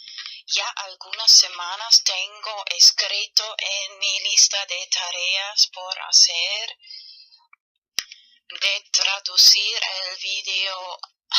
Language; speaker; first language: Spanish; non-native, fluent; German